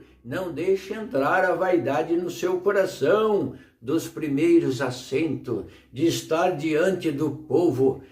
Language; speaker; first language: Portuguese; native; Portuguese